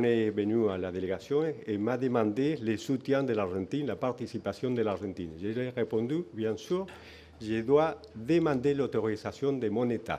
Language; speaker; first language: French; non-native, fluent; Spanish